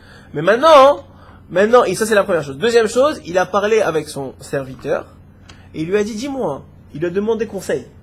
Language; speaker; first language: French; native; French